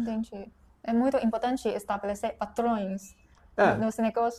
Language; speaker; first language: Portuguese; non-native, fluent; Chinese